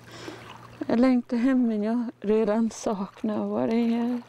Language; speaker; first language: Swedish; non-native, fluent; Māori